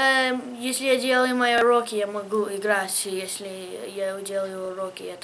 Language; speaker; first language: Russian; early bilingual, heritage; English